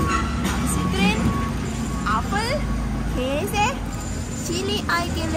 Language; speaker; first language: German; non-native, learner; Thai